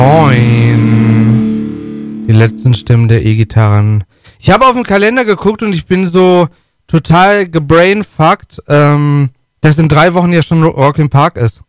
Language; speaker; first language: German; native; German